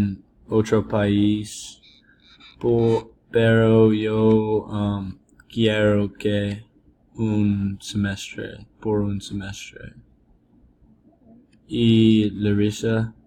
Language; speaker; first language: Spanish; non-native, learner; English